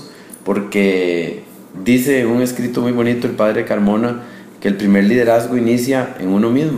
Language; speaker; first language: Spanish; native; Spanish